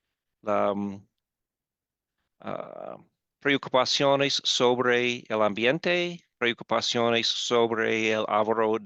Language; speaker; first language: Spanish; non-native, fluent; English